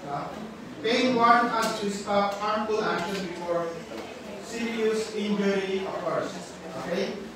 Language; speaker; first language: English; non-native, local second language; Filipino